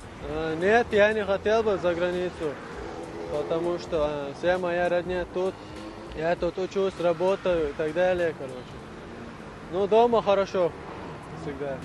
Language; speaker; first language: Russian; non-native, local second language; Chechen